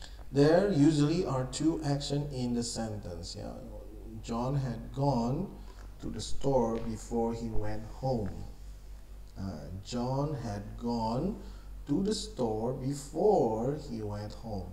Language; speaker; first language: English; non-native, fluent; Indonesian